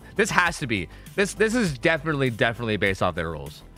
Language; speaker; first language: English; native; English